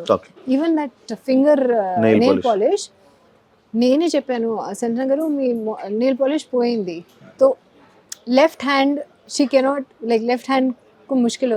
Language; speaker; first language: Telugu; non-native, local second language; Hindi